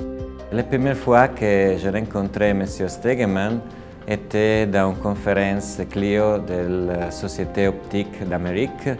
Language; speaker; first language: French; non-native, fluent; Italian